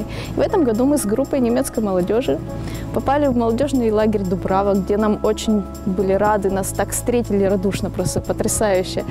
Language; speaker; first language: Russian; native; Russian